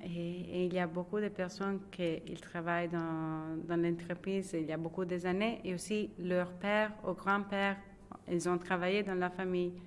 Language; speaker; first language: French; non-native, fluent; Italian